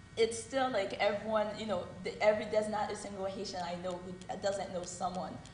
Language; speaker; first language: English; early bilingual, other home language; Haitian Creole